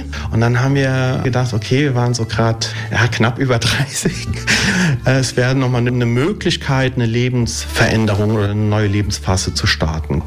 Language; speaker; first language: German; early bilingual, other home language; Italian